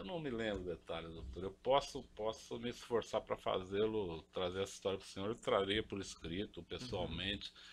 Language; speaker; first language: Portuguese; native; Portuguese